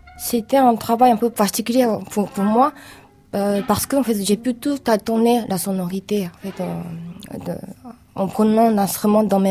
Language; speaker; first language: French; non-native, fluent; Japanese